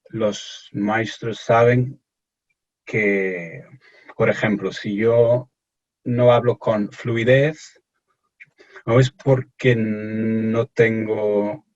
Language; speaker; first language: Spanish; non-native, fluent; English